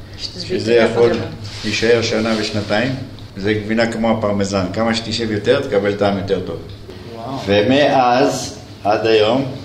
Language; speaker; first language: Hebrew; native; Hebrew